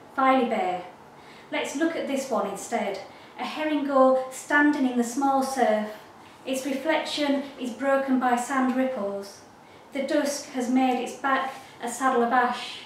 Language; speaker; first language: English; native; English